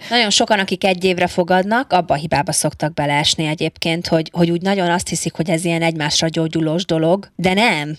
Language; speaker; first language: Hungarian; native; Hungarian